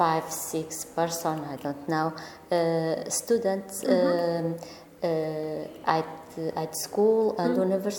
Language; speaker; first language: English; non-native, learner; Portuguese